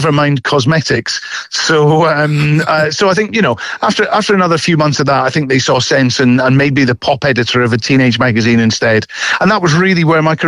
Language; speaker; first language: English; native; English